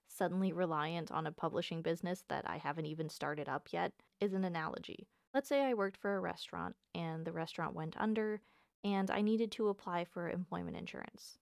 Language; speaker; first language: English; native; English